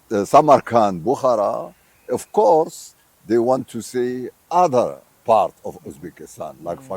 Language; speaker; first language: English; non-native, fluent; Arabic